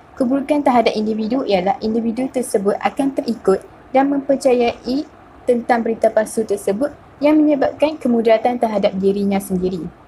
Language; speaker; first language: Malay; native; Malay